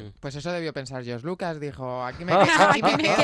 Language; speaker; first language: Spanish; native; Spanish